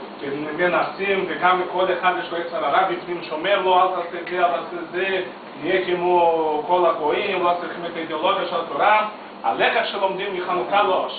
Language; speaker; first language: Hebrew; non-native, fluent; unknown